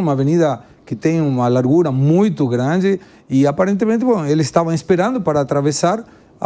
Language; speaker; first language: Portuguese; non-native, fluent; Spanish